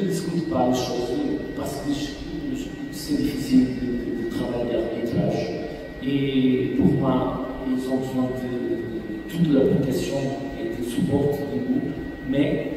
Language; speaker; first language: French; non-native, fluent; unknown